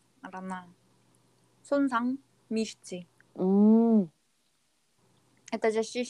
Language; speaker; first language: Russian; non-native, learner; Korean